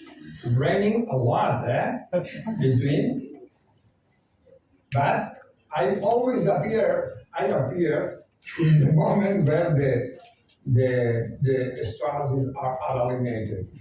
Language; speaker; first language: English; non-native, fluent; Spanish